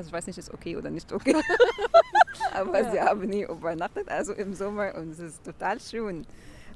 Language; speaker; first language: German; non-native, learner; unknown